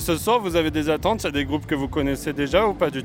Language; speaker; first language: French; native; French